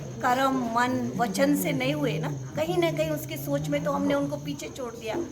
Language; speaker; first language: Hindi; non-native, local second language; Nepali